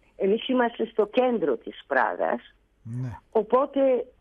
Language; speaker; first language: Greek; early bilingual, heritage; Bulgarian